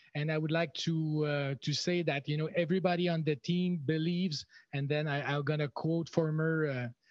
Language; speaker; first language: English; non-native, fluent; French